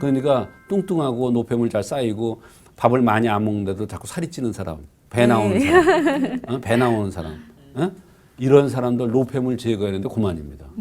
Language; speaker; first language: Korean; native; Korean